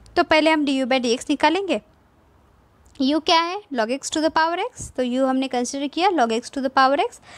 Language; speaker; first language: Hindi; non-native, local second language; Marathi